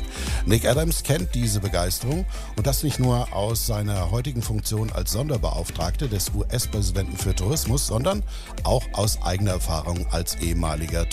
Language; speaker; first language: German; native; German